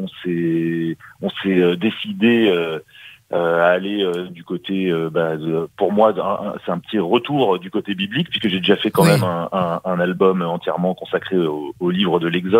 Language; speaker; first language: French; native; French